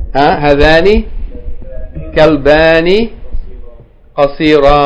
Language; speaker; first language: Arabic; non-native, fluent; English